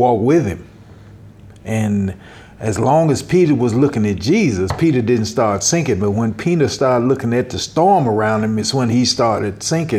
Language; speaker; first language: English; native; English